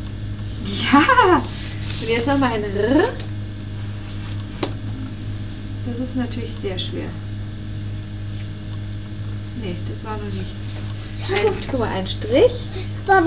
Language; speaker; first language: German; native; German